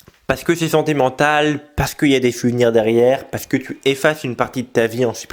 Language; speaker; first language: French; native; French